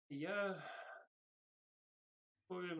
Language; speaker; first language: Polish; non-native, learner; Russian